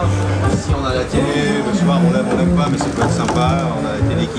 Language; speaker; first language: French; native; French